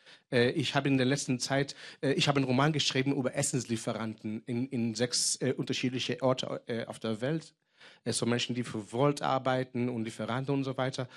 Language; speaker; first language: German; non-native, fluent; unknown